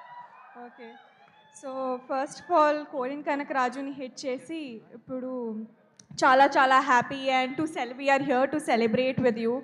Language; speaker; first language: Telugu; non-native, learner; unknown